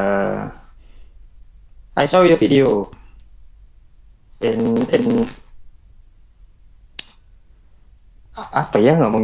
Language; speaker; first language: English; non-native, learner; Indonesian